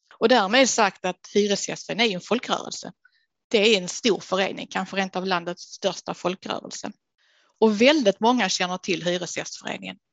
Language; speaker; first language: Swedish; native; Swedish